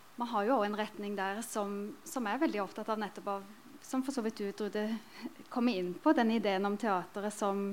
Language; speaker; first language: Norwegian; native; Norwegian